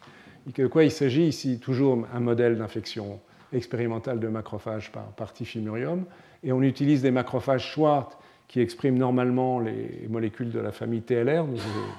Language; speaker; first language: French; native; French